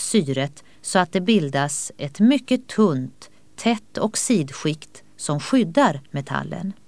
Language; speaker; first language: Swedish; native; Swedish